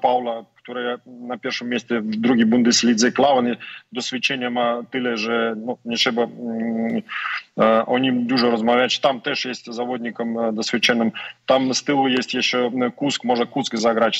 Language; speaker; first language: Polish; non-native, learner; Russian